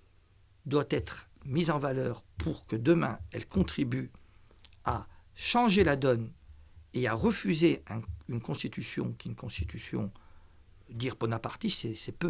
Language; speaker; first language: French; non-native, local second language; Arabic